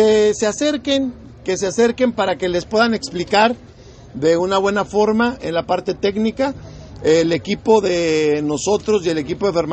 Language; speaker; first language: Spanish; native; Spanish